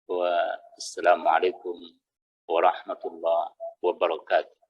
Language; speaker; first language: Arabic; non-native, fluent; Indonesian